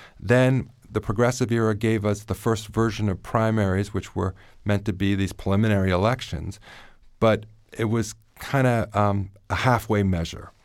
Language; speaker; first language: English; native; English